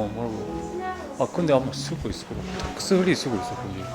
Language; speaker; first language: Korean; non-native, fluent; Japanese